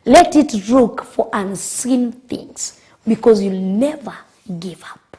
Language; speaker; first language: English; non-native, local second language; Kikuyu